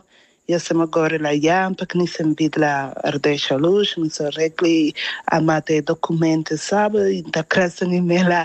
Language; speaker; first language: Slovenian; non-native, fluent; Spanish